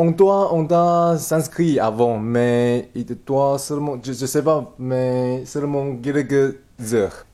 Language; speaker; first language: French; non-native, learner; Chinese